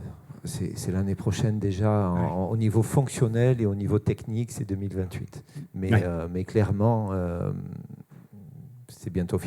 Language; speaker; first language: French; native; French